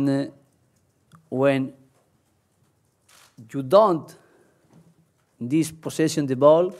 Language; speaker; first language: English; non-native, learner; Spanish